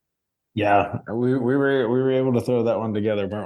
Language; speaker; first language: English; native; English